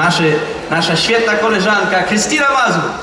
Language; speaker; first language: Polish; non-native, learner; English